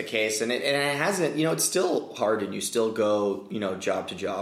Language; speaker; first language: English; native; English